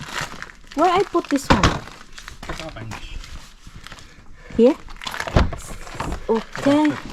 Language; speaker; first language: English; non-native, local second language; Filipino